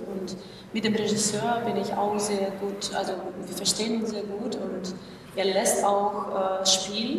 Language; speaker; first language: German; non-native, fluent; Russian